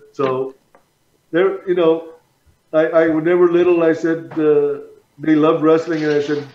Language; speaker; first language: English; native; English